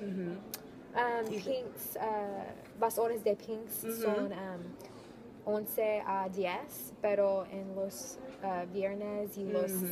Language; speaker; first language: Spanish; non-native, learner; English